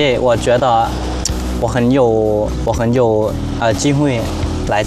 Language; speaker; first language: Chinese; non-native, learner; Thai